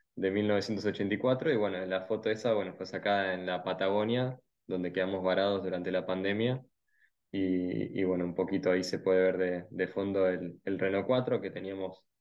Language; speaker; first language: Spanish; native; Spanish